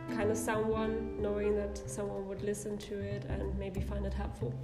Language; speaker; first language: English; non-native, fluent; German